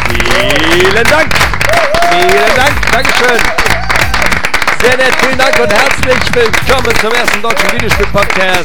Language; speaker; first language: German; native; German